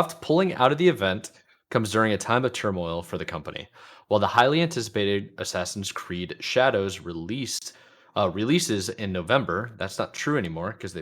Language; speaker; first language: English; native; English